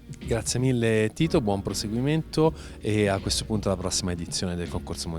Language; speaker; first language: Italian; native; Italian